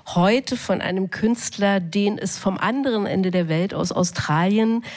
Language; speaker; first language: German; native; German